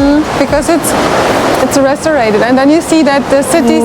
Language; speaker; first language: English; non-native, learner; German